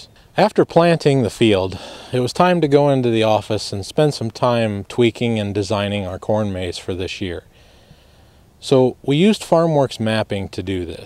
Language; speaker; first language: English; native; English